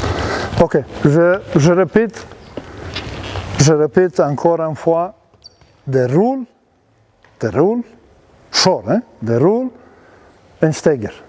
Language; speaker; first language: French; non-native, learner; Serbian